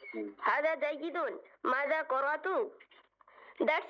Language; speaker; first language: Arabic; non-native, learner; Bangla